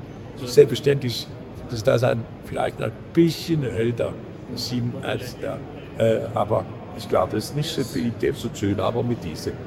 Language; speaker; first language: German; non-native, learner; Danish